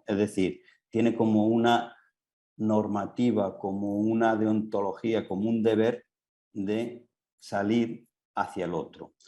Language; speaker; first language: Spanish; native; Spanish